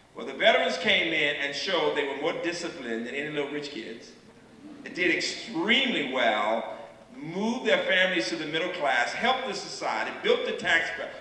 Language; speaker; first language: English; native; English